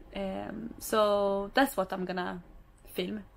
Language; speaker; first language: English; non-native, fluent; Swedish